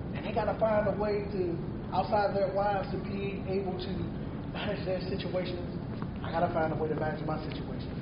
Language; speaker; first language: English; native; English